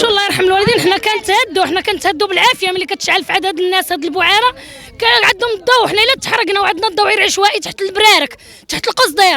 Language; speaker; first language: Arabic; native; Arabic